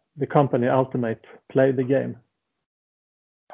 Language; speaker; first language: English; non-native, fluent; Swedish